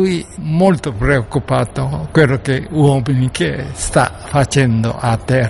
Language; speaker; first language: Italian; non-native, learner; Japanese